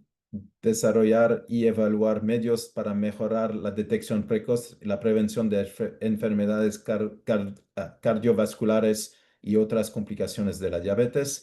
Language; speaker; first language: Spanish; non-native, fluent; English